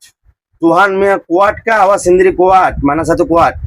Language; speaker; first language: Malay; non-native, fluent; Bangla